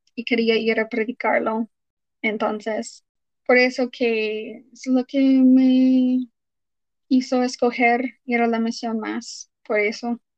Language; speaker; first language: Spanish; non-native, fluent; English